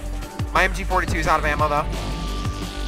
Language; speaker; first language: English; native; English